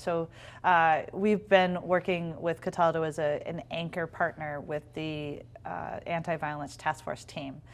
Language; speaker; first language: English; native; English